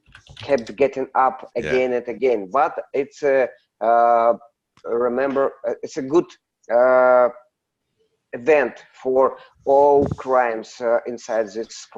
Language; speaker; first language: English; non-native, learner; Russian